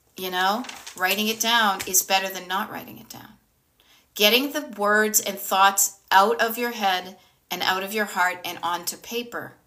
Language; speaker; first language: English; native; English